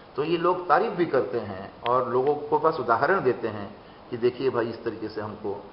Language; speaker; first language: Hindi; non-native, local second language; Bangla